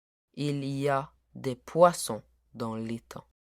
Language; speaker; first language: French; non-native, learner; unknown